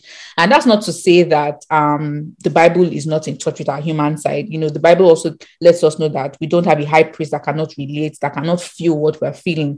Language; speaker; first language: English; non-native, local second language; Yoruba